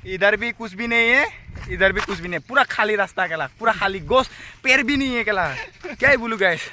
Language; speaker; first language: Hindi; non-native, local second language; Assamese